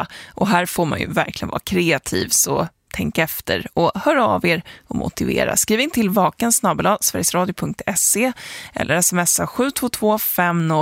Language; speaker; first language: Swedish; native; Swedish